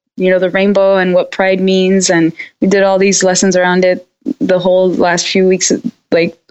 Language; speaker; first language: English; native; English